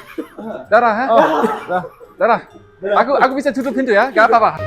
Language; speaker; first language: Indonesian; non-native, learner; German